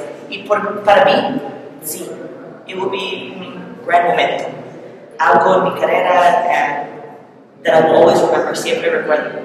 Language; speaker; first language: Spanish; non-native, learner; English